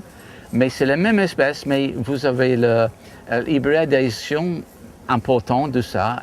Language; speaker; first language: French; non-native, fluent; English